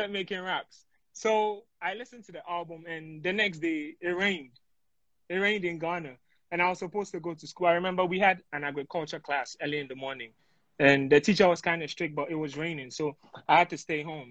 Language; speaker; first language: English; non-native, local second language; Akan